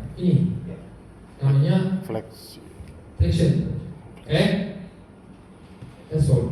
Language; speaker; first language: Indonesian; non-native, learner; French